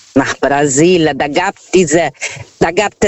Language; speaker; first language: German; non-native, fluent; Portuguese